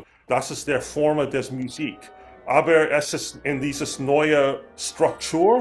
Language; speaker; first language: German; non-native, learner; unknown